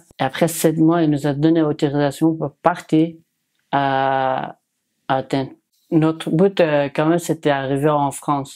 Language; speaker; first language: French; non-native, learner; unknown